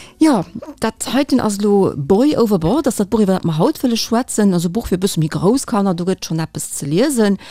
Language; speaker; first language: Luxembourgish; native; Luxembourgish